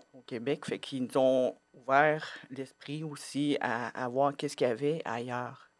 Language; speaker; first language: French; native; French